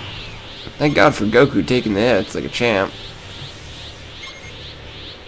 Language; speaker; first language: English; native; English